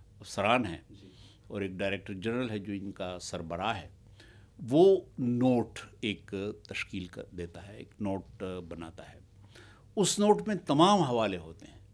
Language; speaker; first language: Urdu; non-native, local second language; Pashto